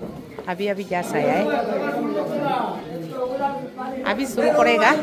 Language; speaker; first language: Hindi; non-native, local second language; Adi